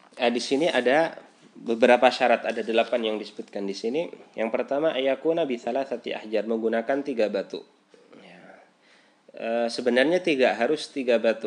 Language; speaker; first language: Indonesian; native; Indonesian